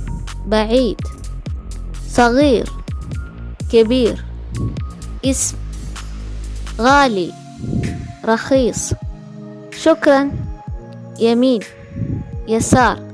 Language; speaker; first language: Arabic; non-native, fluent; Malayalam